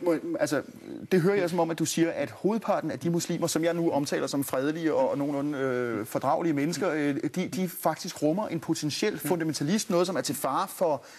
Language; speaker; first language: Danish; native; Danish